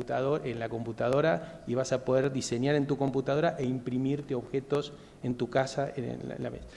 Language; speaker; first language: Spanish; native; Spanish